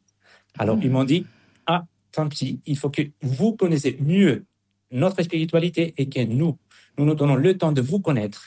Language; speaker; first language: French; non-native, fluent; Spanish